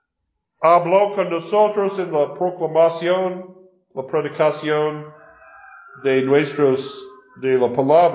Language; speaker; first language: Spanish; non-native, learner; English